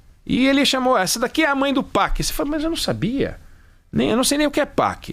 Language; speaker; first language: Portuguese; native; Portuguese